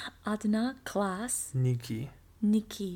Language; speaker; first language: Russian; non-native, learner; English